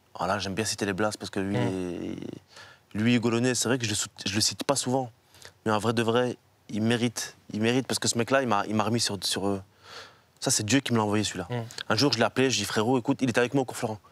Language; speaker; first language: French; native; French